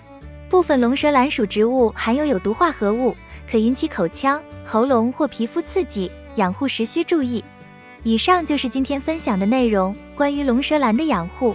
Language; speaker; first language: Chinese; native; Chinese